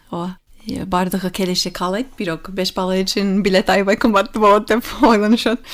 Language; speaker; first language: Kyrgyz; non-native, fluent; English